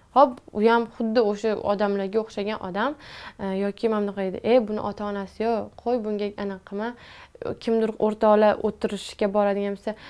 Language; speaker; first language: Uzbek; non-native, local second language; Tajik